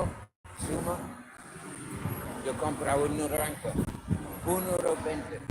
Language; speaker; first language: Spanish; non-native, learner; English